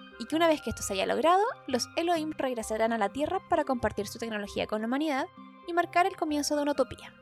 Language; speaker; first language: Spanish; native; Spanish